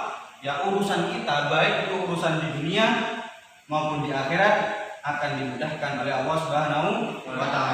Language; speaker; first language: Indonesian; native; Indonesian